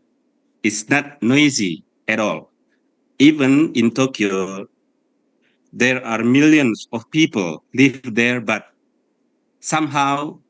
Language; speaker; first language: English; non-native, fluent; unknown